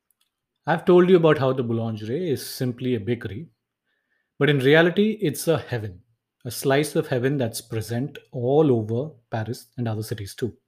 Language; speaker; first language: English; non-native, local second language; Tamil